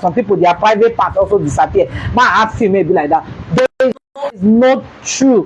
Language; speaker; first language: English; non-native, local second language; Igbo